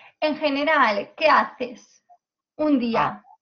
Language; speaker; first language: Spanish; native; Spanish